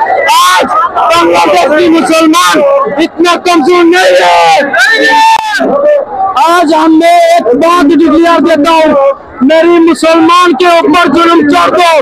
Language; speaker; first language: Hindi; non-native, learner; Bangla